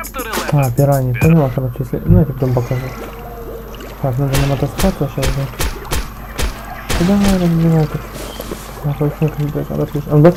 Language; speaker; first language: Russian; native; Russian